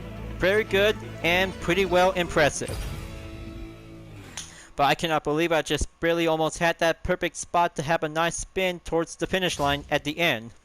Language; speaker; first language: English; non-native, fluent; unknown